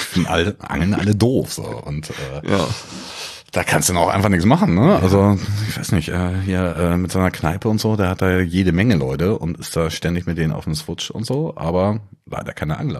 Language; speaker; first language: German; native; German